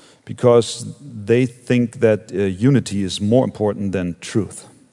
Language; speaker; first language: English; non-native, fluent; German